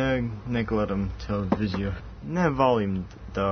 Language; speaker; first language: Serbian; non-native, learner; English